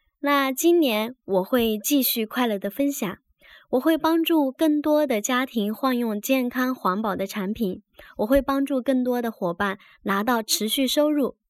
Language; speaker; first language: Chinese; native; Chinese